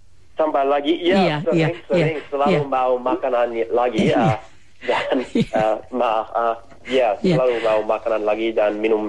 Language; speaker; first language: Indonesian; non-native, fluent; English